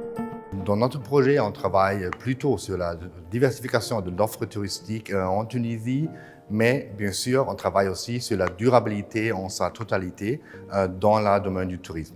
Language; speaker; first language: French; non-native, fluent; German